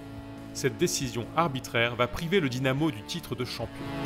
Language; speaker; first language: French; native; French